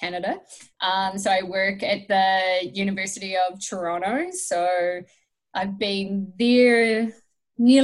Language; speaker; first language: English; native; English